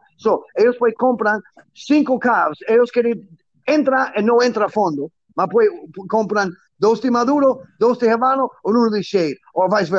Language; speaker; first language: Spanish; non-native, learner; English